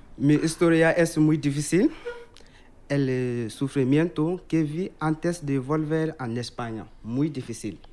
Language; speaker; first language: Spanish; non-native, learner; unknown